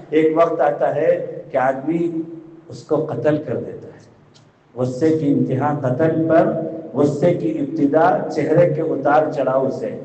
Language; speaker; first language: Urdu; native; Urdu